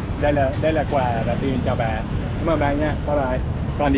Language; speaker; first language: Vietnamese; non-native, learner; English